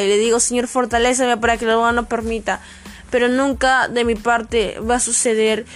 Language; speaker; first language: Spanish; native; Spanish